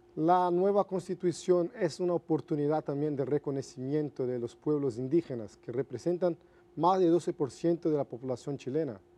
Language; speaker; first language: Spanish; non-native, fluent; Portuguese